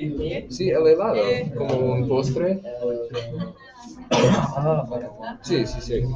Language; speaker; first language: Spanish; non-native, fluent; English